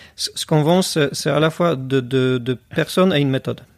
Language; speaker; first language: French; non-native, fluent; Polish